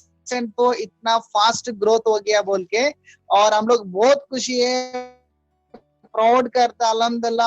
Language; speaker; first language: Hindi; non-native, local second language; Tamil